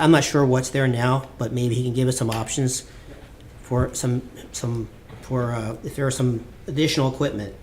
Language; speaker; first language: English; native; English